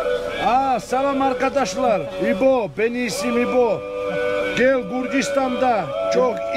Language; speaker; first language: Turkish; non-native, learner; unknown